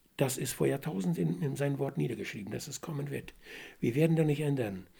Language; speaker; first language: German; non-native, fluent; Russian